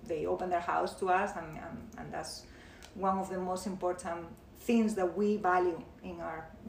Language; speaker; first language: English; non-native, fluent; Spanish